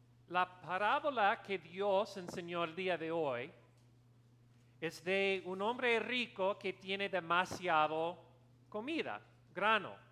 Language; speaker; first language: Spanish; non-native, learner; English